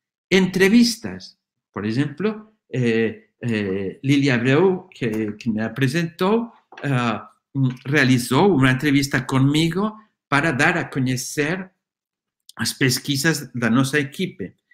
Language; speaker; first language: Portuguese; non-native, fluent; Spanish